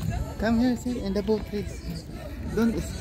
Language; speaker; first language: English; non-native, local second language; Filipino